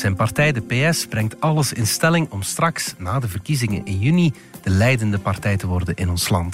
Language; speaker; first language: Dutch; native; Dutch